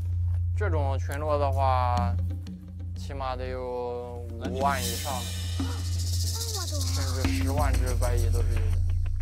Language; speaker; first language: Chinese; native; Chinese